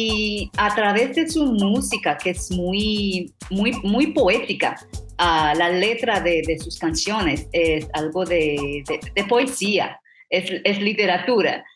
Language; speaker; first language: Spanish; non-native, fluent; English